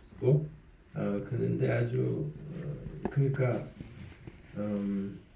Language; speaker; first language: Korean; early bilingual, heritage; French